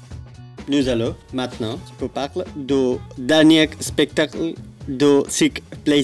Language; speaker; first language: French; non-native, learner; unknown